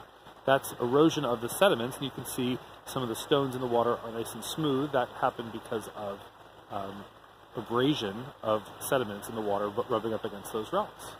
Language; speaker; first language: English; native; English